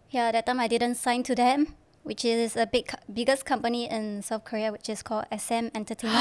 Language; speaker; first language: English; non-native, local second language; Chinese